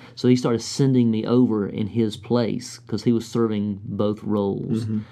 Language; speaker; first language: English; native; English